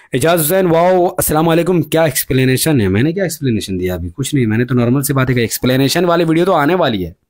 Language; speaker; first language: Hindi; non-native, local second language; Urdu